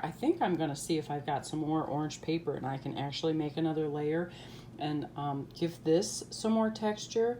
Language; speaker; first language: English; native; English